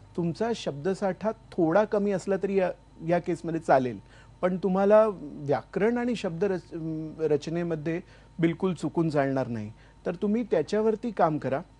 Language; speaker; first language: Marathi; native; Marathi